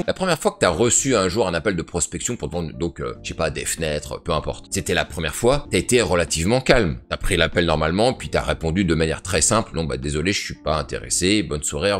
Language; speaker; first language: French; native; French